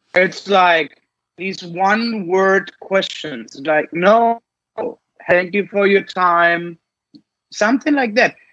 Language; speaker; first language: English; non-native, fluent; German